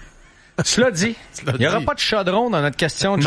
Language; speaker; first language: French; native; French